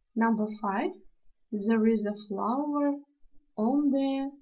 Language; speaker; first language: English; non-native, fluent; Russian